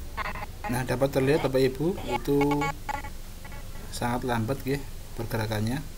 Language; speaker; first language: Indonesian; native; Indonesian